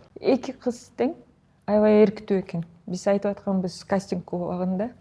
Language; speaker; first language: Kyrgyz; non-native, local second language; Russian